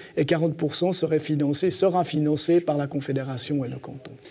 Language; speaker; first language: French; native; French